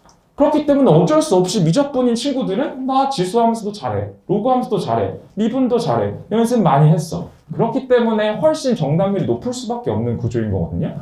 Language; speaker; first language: Korean; native; Korean